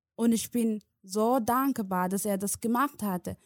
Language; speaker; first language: German; non-native, learner; Somali